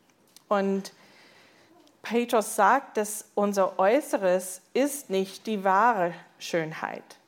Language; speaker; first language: German; non-native, fluent; English